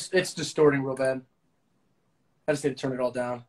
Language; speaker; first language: English; native; English